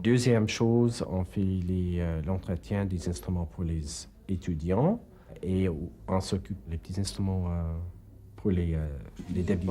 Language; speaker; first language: French; non-native, fluent; English